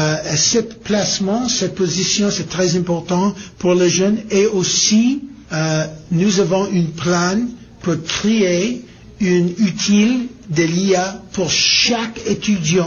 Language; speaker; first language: French; non-native, learner; English